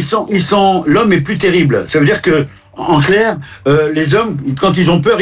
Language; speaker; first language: French; native; French